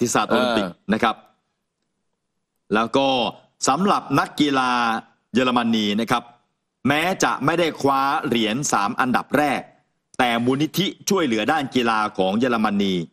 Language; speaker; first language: Thai; native; Thai